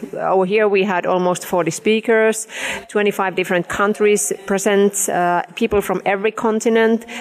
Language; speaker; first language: English; non-native, fluent; Finnish